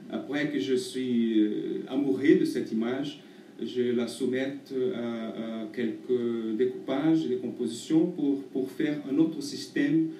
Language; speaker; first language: French; non-native, fluent; Portuguese